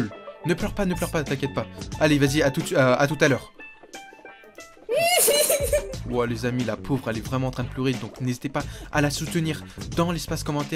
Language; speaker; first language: French; native; French